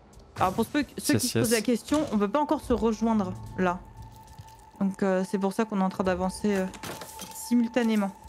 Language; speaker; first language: French; native; French